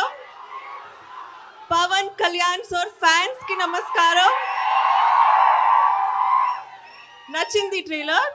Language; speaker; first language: Telugu; non-native, learner; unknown